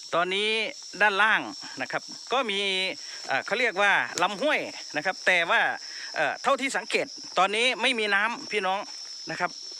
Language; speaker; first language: Thai; native; Thai